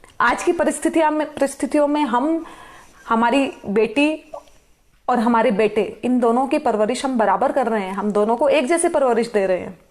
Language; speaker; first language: Hindi; native; Hindi